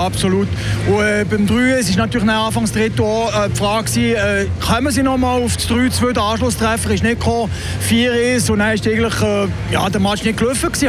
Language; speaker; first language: German; native; German